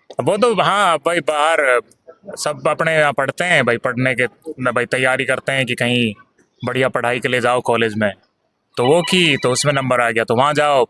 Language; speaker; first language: Hindi; native; Hindi